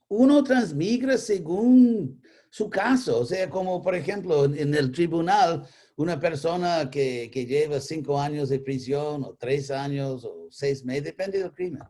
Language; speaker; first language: Spanish; non-native, fluent; English